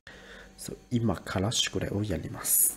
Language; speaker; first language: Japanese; non-native, fluent; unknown